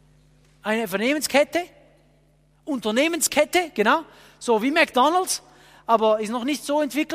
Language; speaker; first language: German; non-native, fluent; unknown